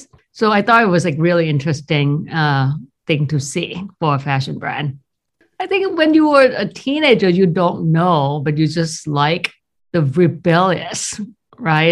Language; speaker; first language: English; non-native, fluent; Thai